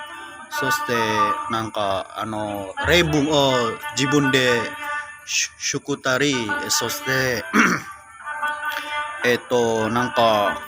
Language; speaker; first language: Japanese; non-native, learner; Indonesian